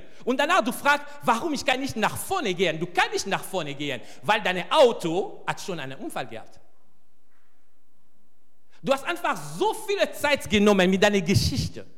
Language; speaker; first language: German; non-native, fluent; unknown